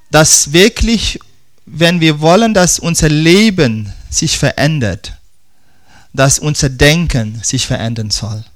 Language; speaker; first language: German; non-native, fluent; Dutch